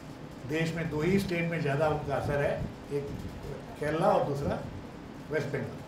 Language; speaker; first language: Hindi; non-native, local second language; Kannada